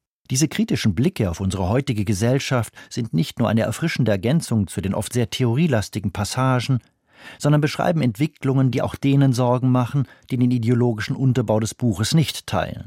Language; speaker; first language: German; native; German